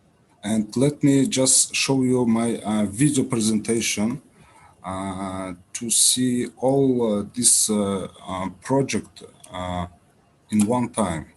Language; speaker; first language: English; non-native, learner; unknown